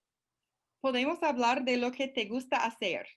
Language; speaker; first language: Spanish; non-native, fluent; English